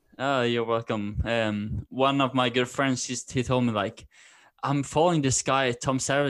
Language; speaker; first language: English; non-native, fluent; Norwegian